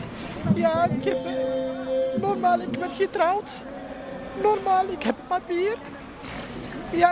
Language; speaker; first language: Dutch; non-native, learner; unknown